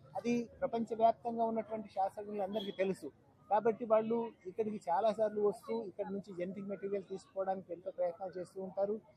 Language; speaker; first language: Telugu; native; Telugu